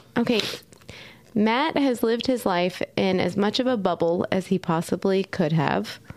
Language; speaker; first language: English; native; English